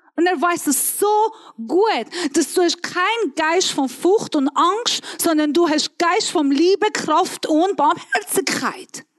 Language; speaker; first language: German; non-native, fluent; Persian